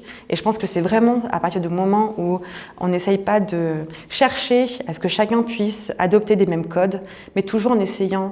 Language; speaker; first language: French; native; French